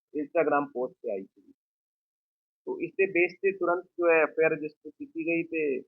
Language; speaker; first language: Hindi; non-native, local second language; Punjabi